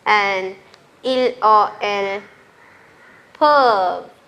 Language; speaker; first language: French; non-native, fluent; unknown